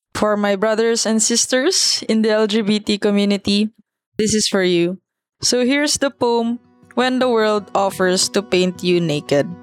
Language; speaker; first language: English; non-native, local second language; Cebuano